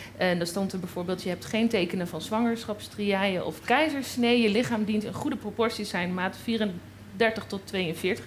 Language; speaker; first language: Dutch; native; Dutch